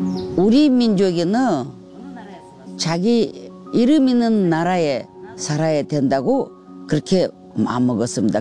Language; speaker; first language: Korean; early bilingual, heritage; Russian